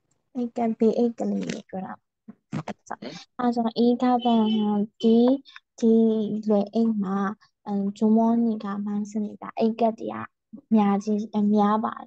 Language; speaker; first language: Korean; non-native, learner; Burmese